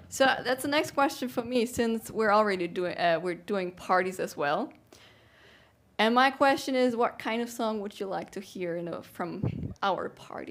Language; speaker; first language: English; non-native, fluent; German